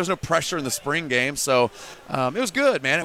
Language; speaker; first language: English; native; English